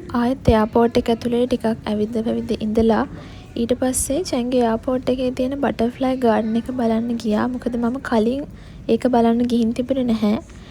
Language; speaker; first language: Sinhala; native; Sinhala